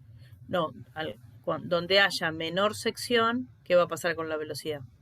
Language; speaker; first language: Spanish; native; Spanish